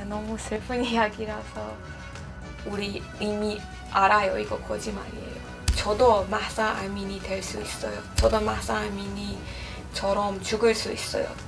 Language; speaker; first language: Korean; non-native, fluent; Persian